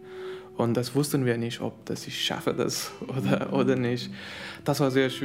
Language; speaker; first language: German; non-native, learner; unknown